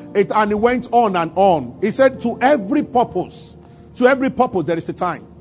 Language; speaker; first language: English; non-native, local second language; Yoruba